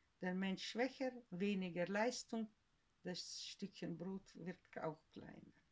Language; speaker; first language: German; early bilingual, heritage; German